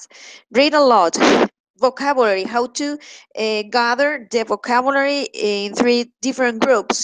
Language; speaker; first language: English; non-native, fluent; Spanish